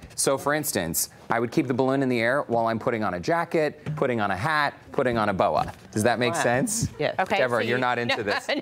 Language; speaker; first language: English; native; English